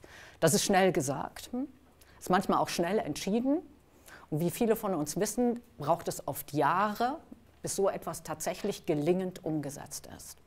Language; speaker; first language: German; native; German